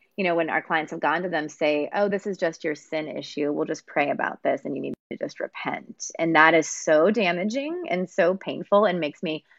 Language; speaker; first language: English; native; English